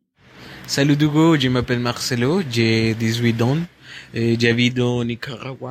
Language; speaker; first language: French; non-native, learner; Spanish